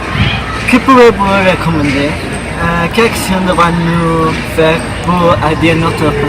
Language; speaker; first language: French; non-native, learner; Spanish